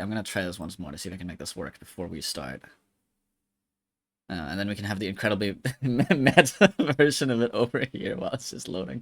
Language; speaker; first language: English; native; English